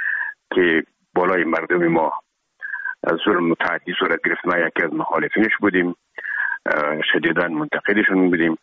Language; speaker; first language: Persian; native; Persian